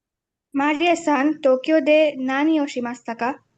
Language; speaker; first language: Japanese; non-native, learner; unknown